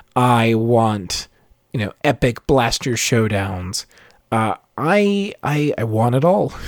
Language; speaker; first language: English; native; English